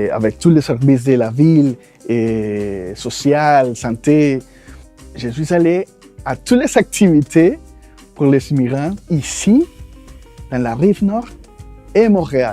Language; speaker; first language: French; non-native, fluent; Spanish